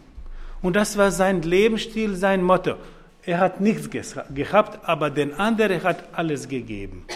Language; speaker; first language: German; non-native, fluent; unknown